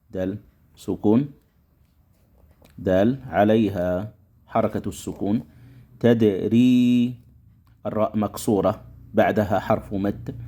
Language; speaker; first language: Arabic; non-native, fluent; Indonesian